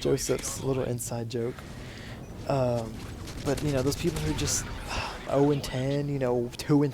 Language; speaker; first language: English; native; English